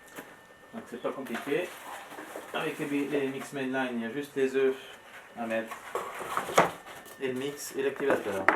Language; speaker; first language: French; native; French